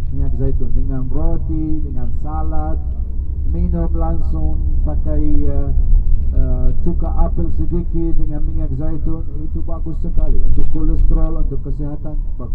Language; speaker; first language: Indonesian; non-native, fluent; Arabic